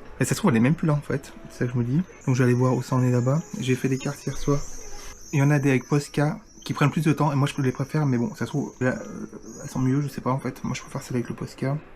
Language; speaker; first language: French; native; French